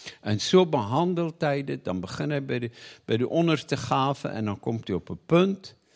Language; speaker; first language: Dutch; non-native, fluent; Afrikaans